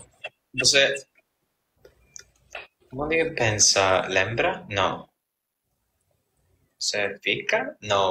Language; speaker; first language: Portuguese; non-native, learner; Spanish